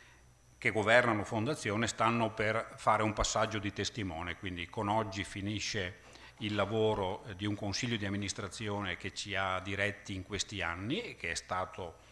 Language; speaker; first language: Italian; native; Italian